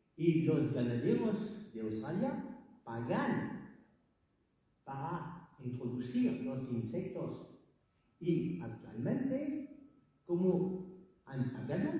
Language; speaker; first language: Spanish; non-native, learner; French